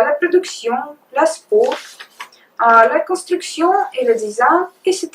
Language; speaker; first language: French; non-native, learner; Russian